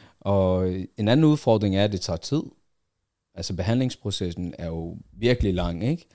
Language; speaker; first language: Danish; early bilingual, other home language; Arabic